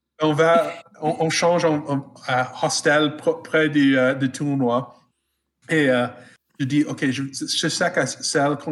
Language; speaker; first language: French; non-native, fluent; English